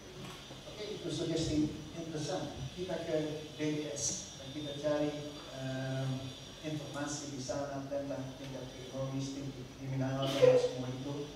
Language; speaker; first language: Indonesian; non-native, fluent; Dutch